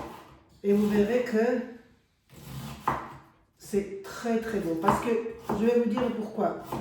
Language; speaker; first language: French; non-native, fluent; Armenian